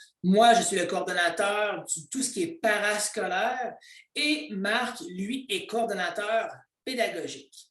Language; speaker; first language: French; native; French